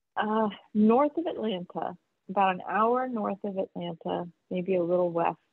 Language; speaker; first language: English; native; English